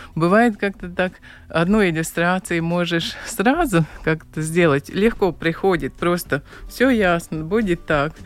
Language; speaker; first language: Russian; non-native, local second language; Latvian